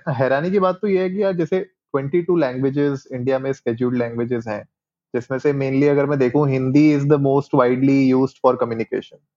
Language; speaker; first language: Hindi; native; Hindi